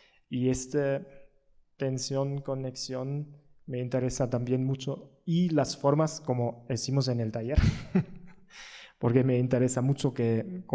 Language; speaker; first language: Spanish; non-native, learner; German